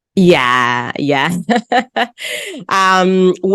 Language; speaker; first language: English; non-native, fluent; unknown